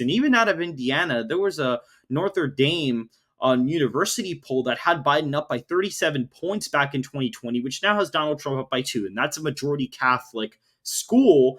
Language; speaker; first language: English; native; English